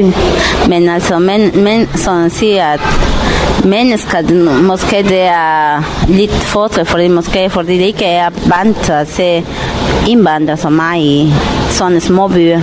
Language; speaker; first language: Danish; non-native, learner; Spanish